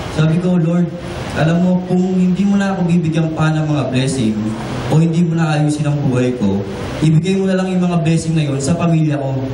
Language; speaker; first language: Filipino; native; Filipino